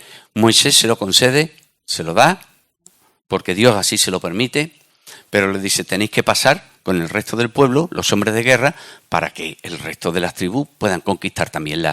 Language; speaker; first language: Spanish; native; Spanish